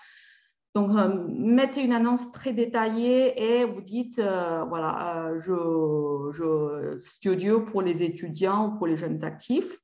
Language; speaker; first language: French; native; French